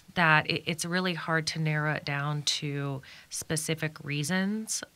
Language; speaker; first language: English; native; English